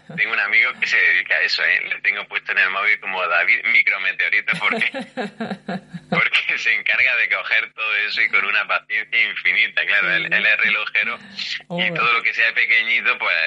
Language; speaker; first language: Spanish; native; Spanish